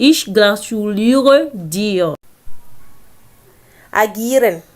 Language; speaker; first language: German; non-native, learner; French